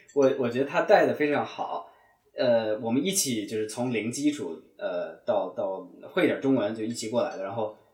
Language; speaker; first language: Chinese; non-native, fluent; English